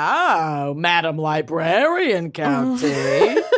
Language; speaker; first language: English; native; English